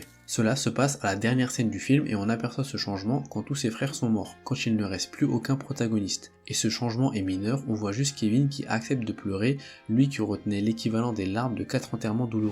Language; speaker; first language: French; native; French